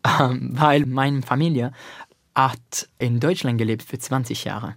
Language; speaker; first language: German; non-native, learner; Italian